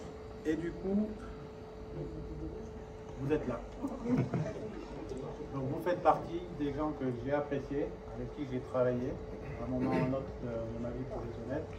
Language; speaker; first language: French; native; French